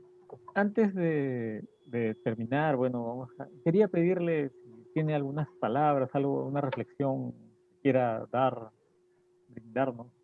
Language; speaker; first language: Spanish; native; Spanish